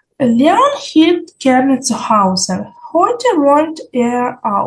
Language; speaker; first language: German; non-native, fluent; Ukrainian